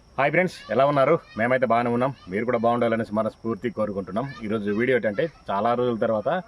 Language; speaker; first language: Telugu; native; Telugu